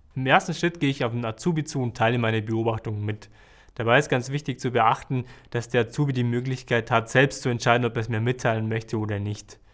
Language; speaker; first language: German; native; German